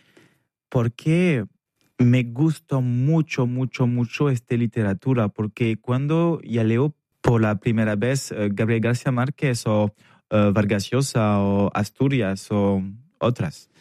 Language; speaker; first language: Spanish; non-native, learner; French